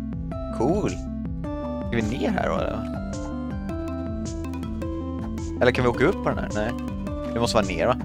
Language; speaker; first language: Swedish; native; Swedish